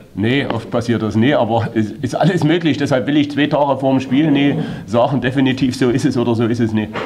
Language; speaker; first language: German; native; German